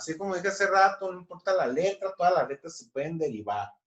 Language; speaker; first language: Spanish; native; Spanish